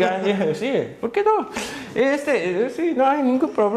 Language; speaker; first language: Spanish; non-native, fluent; Japanese